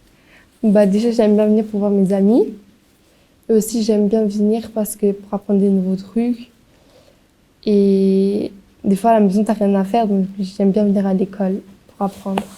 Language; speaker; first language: French; early bilingual, other home language; Albanian